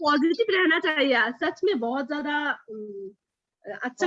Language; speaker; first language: Hindi; native; Hindi